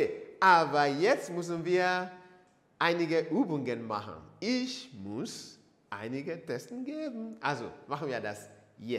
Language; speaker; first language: German; non-native, learner; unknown